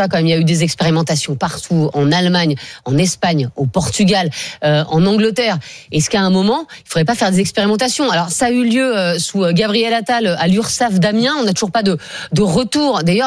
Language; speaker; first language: French; native; French